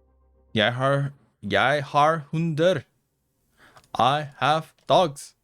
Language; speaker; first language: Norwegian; non-native, learner; English